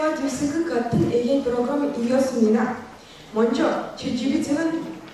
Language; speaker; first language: Korean; non-native, learner; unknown